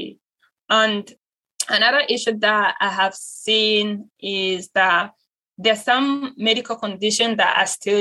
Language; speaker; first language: English; non-native, local second language; Kinyarwanda